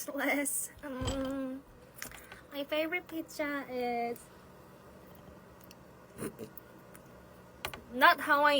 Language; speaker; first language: English; non-native, learner; Korean